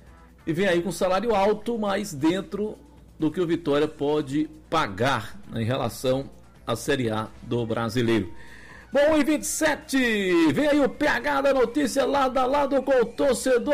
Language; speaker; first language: Portuguese; native; Portuguese